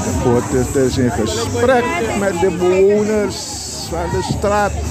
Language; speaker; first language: Dutch; non-native, local second language; Sranan Tongo